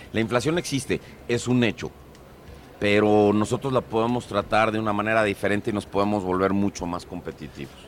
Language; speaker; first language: Spanish; native; Spanish